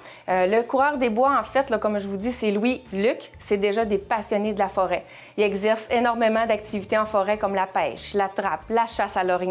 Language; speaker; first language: French; native; French